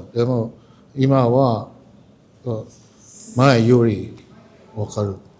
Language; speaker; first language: Japanese; non-native, learner; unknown